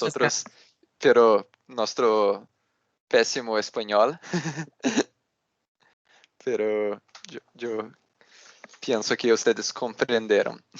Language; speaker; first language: Spanish; non-native, learner; Portuguese